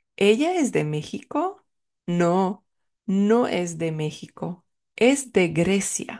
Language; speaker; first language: Spanish; non-native, fluent; Czech